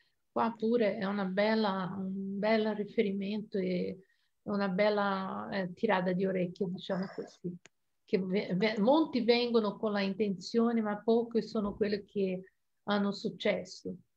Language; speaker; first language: Italian; non-native, fluent; Portuguese